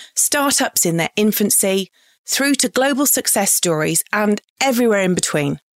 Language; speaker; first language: English; native; English